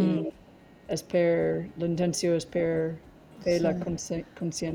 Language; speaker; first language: Catalan; non-native, learner; English